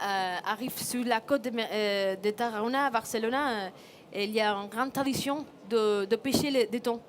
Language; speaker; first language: French; non-native, fluent; Spanish